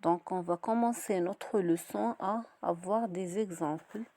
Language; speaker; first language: French; non-native, local second language; Arabic